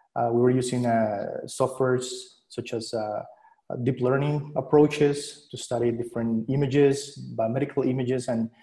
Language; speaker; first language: English; non-native, fluent; Spanish